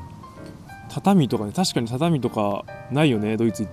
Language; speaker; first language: Japanese; native; Japanese